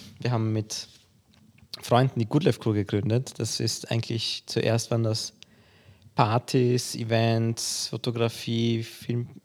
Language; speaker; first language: German; early bilingual, other home language; Polish